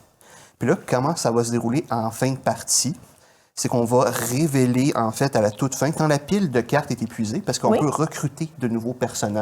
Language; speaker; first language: French; native; French